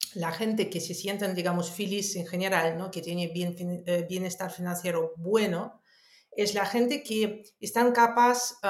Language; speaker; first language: Spanish; non-native, fluent; Russian